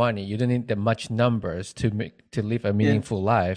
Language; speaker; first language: English; non-native, local second language; Chinese